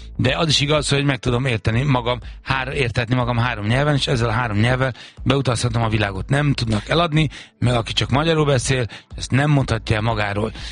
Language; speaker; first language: Hungarian; native; Hungarian